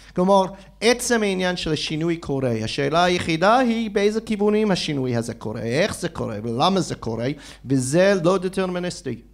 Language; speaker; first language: Hebrew; non-native, fluent; English